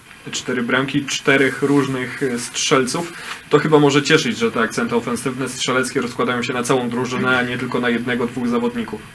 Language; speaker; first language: Polish; native; Polish